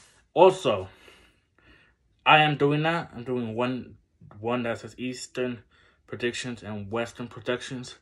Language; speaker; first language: English; native; English